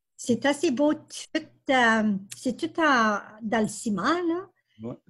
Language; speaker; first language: French; native; French